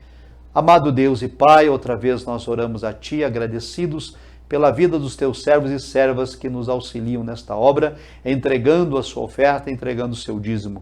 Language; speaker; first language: Portuguese; native; Portuguese